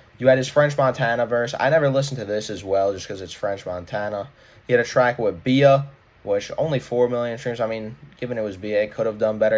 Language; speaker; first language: English; native; English